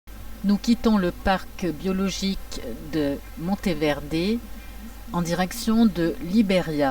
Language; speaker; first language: French; native; French